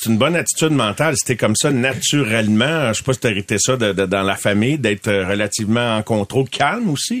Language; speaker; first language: French; native; French